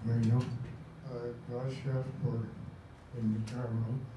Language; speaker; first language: Spanish; non-native, fluent; English